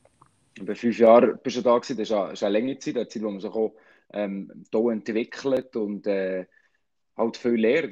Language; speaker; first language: German; native; German